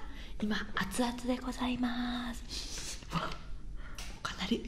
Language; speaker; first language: Japanese; native; Japanese